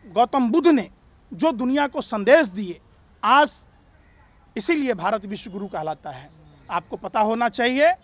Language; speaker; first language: Hindi; native; Hindi